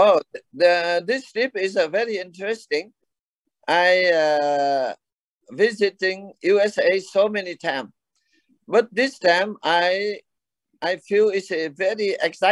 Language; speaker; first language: English; non-native, learner; Vietnamese